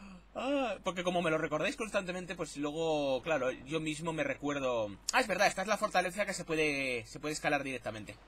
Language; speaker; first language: Spanish; native; Spanish